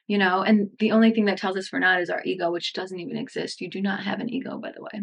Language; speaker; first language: English; native; English